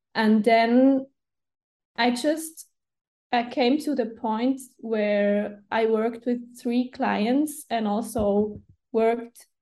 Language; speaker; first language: English; non-native, fluent; Swiss German